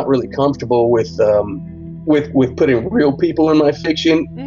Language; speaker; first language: English; native; English